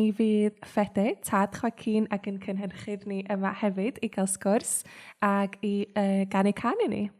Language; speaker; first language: Welsh; native; Welsh